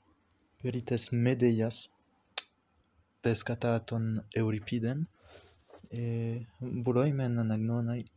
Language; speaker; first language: Greek; non-native, fluent; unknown